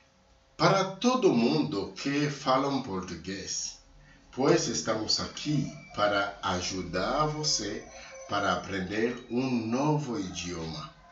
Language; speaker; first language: Portuguese; non-native, learner; Haitian Creole